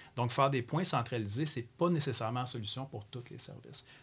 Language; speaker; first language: French; native; French